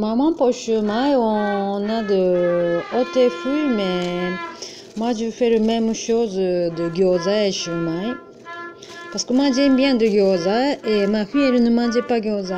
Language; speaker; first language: French; non-native, learner; Japanese